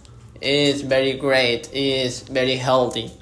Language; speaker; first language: English; non-native, learner; Spanish